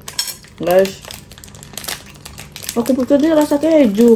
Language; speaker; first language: Indonesian; native; Indonesian